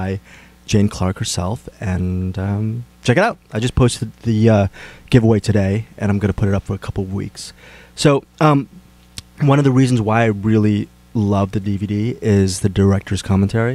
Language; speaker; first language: English; native; English